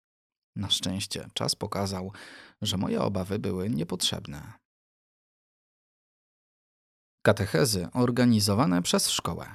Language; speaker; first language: Polish; native; Polish